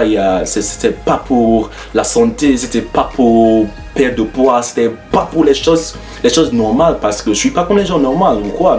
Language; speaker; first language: French; non-native, learner; English